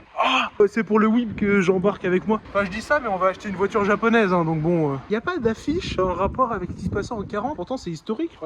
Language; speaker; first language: French; native; French